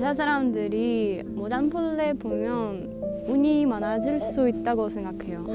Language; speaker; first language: Korean; non-native, fluent; Russian